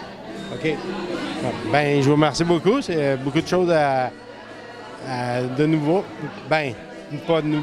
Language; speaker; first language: French; native; French